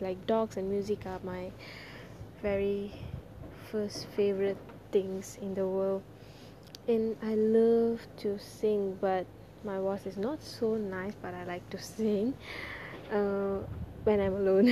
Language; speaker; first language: English; non-native, local second language; Tamil